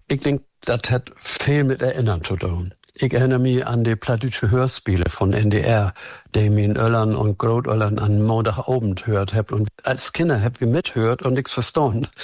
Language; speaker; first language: German; native; German